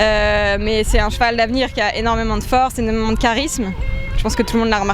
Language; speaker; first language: French; native; French